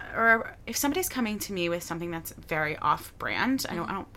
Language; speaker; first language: English; native; English